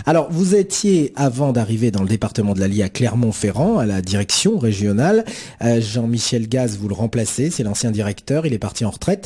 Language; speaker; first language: French; native; French